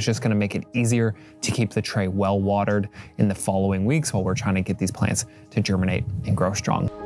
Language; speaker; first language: English; native; English